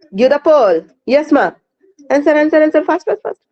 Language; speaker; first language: English; non-native, local second language; Kannada